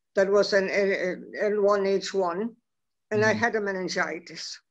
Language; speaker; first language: English; non-native, fluent; Spanish